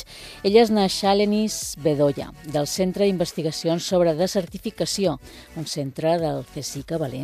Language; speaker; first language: Catalan; native; Catalan